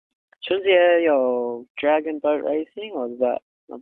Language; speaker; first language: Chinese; non-native, learner; English